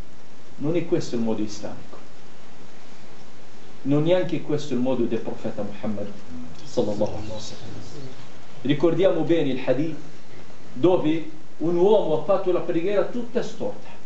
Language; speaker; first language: Italian; non-native, fluent; Arabic